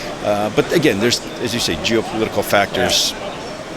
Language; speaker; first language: English; native; English